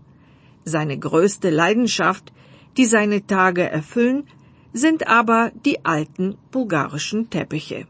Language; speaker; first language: German; non-native, fluent; Bulgarian